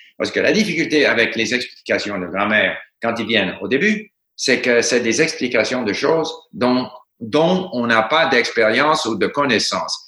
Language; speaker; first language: French; non-native, fluent; English